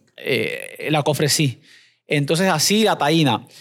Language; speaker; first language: Spanish; native; Spanish